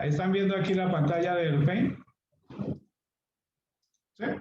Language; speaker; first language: Spanish; native; Spanish